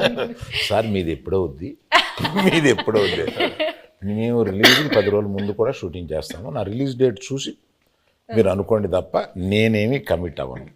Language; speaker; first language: Telugu; native; Telugu